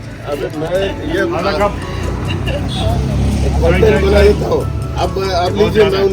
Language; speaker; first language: Hindi; non-native, local second language; Bangla